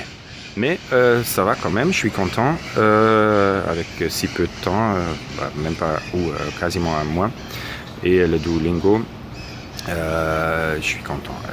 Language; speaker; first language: French; non-native, fluent; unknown